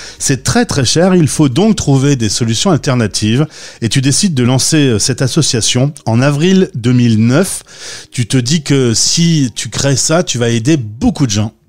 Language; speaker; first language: French; native; French